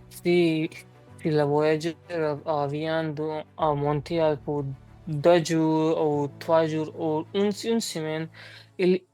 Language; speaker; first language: French; non-native, learner; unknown